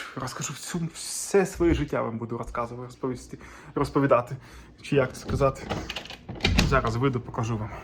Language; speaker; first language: Ukrainian; non-native, local second language; Russian